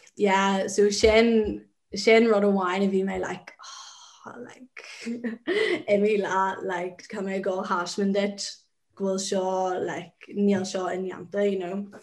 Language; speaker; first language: Irish; non-native, local second language; English